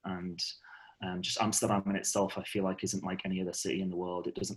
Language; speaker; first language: English; native; English